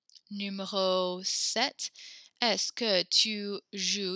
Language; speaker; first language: French; non-native, fluent; English